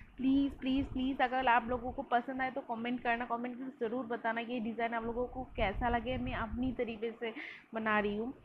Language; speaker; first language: Hindi; non-native, local second language; Bangla